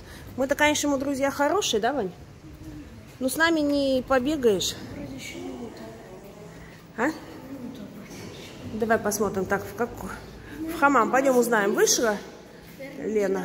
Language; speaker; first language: Russian; native; Russian